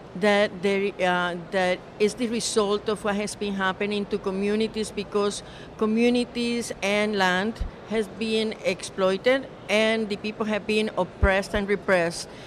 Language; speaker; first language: English; non-native, fluent; Spanish